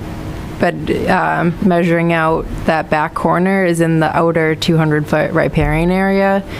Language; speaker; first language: English; native; English